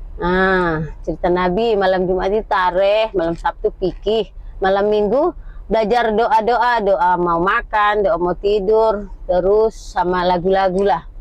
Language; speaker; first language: Indonesian; native; Indonesian